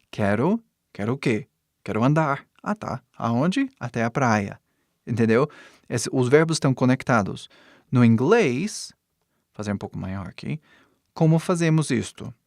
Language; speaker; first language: Portuguese; non-native, fluent; English